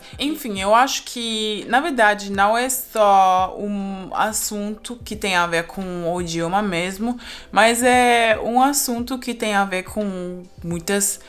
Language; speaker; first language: Portuguese; non-native, fluent; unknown